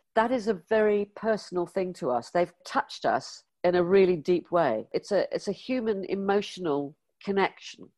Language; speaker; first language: English; native; English